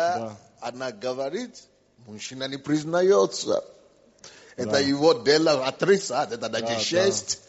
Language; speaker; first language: Russian; non-native, fluent; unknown